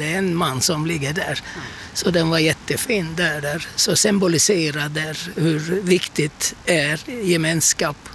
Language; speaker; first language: Swedish; non-native, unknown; Turkish